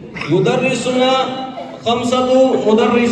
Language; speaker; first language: Arabic; non-native, learner; Urdu